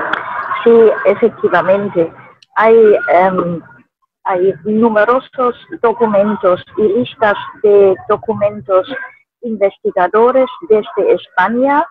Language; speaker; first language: Spanish; non-native, fluent; German